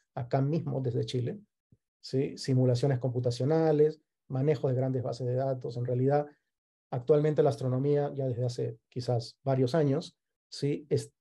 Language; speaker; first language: Spanish; native; Spanish